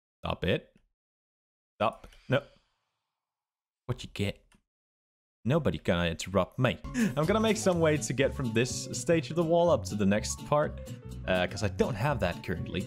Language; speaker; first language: English; native; English